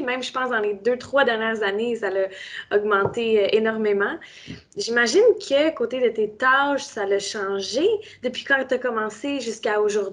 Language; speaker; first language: French; native; French